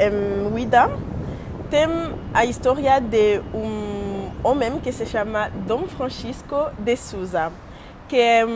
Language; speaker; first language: Portuguese; non-native, learner; French